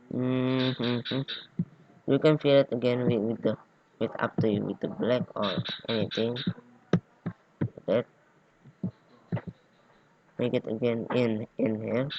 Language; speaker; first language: English; non-native, learner; Indonesian